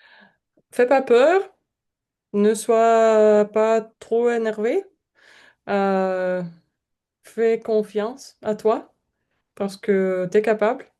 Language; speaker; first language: French; non-native, learner; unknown